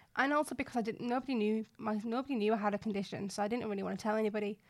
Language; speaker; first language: English; native; English